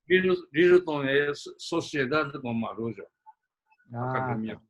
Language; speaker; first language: Portuguese; early bilingual, other home language; Japanese